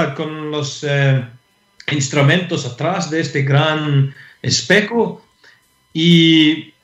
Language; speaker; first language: Spanish; non-native, fluent; English